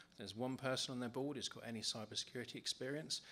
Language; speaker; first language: English; native; English